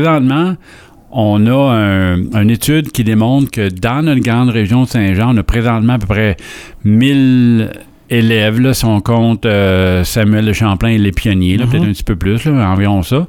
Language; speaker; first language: French; native; French